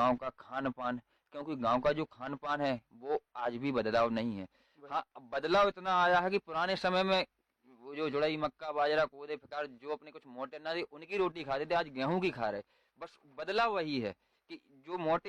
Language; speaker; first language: Hindi; native; Hindi